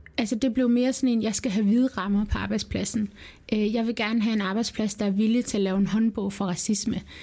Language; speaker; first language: Danish; early bilingual, other home language; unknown